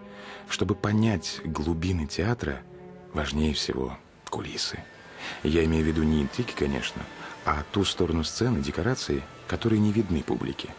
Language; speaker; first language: Russian; native; Russian